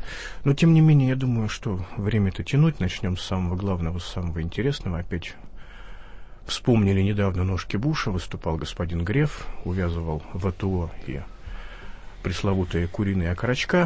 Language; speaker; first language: Russian; native; Russian